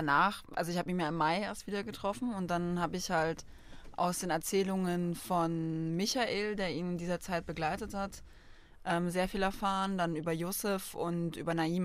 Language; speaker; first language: German; native; German